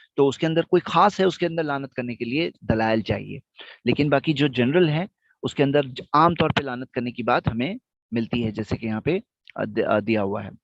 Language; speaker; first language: Urdu; non-native, local second language; Gujarati